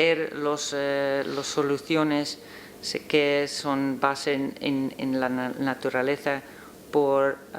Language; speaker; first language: Spanish; non-native, learner; Dutch